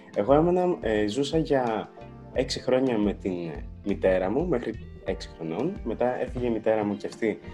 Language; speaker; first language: Greek; early bilingual, other home language; Ukrainian